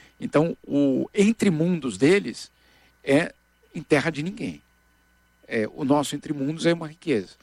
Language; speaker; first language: Portuguese; native; Portuguese